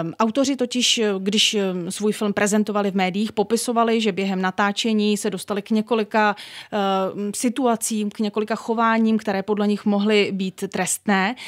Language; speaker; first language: Czech; native; Czech